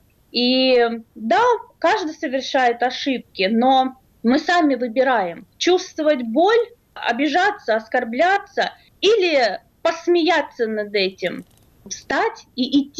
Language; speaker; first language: Russian; native; Russian